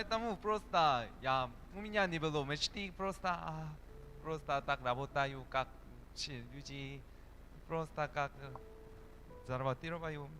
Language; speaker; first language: Russian; non-native, learner; Korean